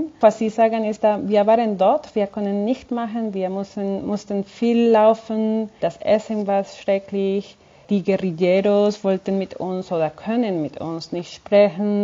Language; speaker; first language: German; non-native, fluent; Spanish